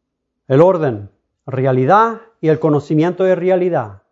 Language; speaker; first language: Spanish; early bilingual, heritage; Spanish